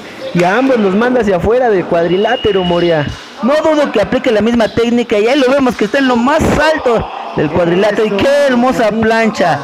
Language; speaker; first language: Spanish; native; Spanish